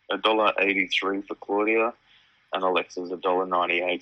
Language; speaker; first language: English; native; English